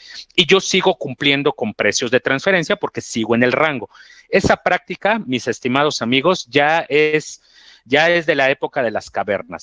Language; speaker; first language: Spanish; native; Spanish